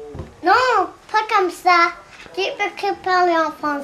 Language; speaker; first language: French; early bilingual, heritage; French